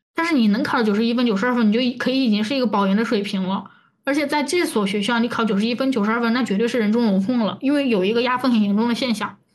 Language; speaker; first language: Chinese; native; Chinese